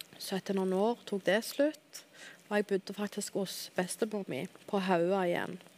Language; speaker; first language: Norwegian; native; Norwegian